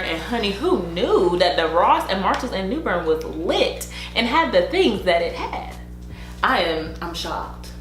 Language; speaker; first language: English; native; English